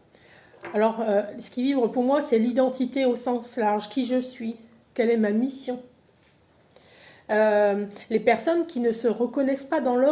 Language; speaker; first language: French; native; French